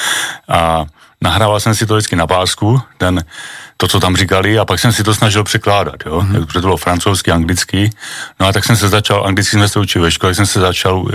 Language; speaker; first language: Czech; native; Czech